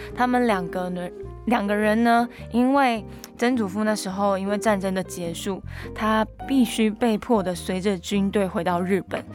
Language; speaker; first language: Chinese; non-native, local second language; Hakka Chinese